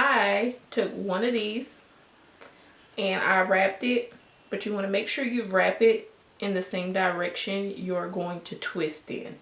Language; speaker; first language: English; native; English